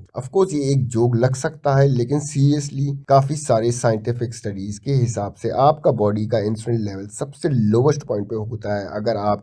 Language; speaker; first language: Hindi; native; Hindi